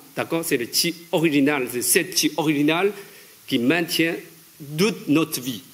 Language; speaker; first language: French; non-native, fluent; Chinese